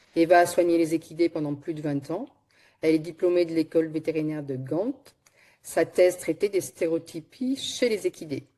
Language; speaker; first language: French; native; French